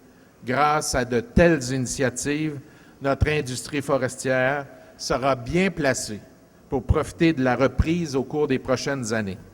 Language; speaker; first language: French; native; French